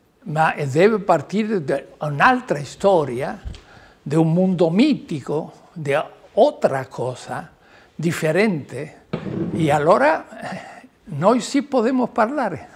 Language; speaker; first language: Italian; non-native, learner; Spanish